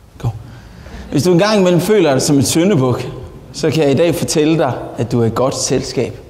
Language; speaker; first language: Danish; native; Danish